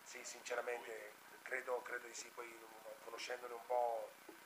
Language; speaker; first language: Italian; native; Italian